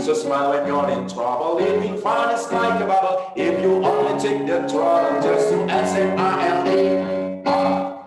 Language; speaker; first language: English; non-native, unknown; Indonesian